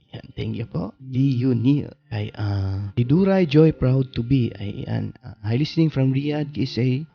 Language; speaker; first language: Filipino; non-native, local second language; Cebuano